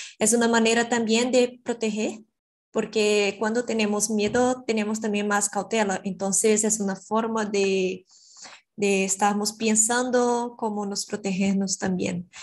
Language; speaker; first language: Spanish; non-native, learner; Portuguese